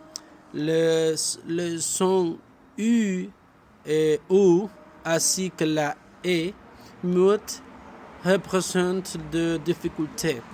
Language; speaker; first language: French; non-native, learner; Spanish